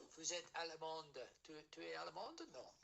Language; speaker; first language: French; non-native, learner; English